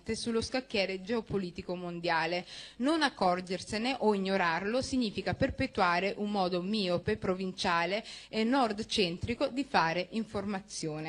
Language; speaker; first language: Italian; early bilingual, other home language; Somali